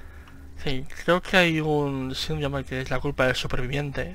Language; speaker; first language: Spanish; native; Spanish